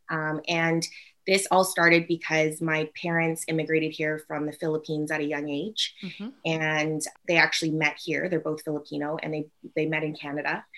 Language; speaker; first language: English; native; English